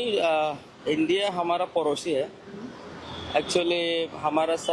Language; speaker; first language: Hindi; non-native, learner; Bangla